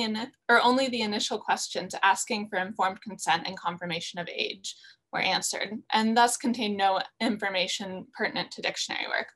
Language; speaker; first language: English; native; English